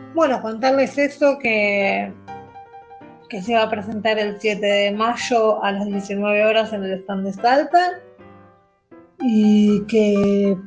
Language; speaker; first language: Spanish; native; Spanish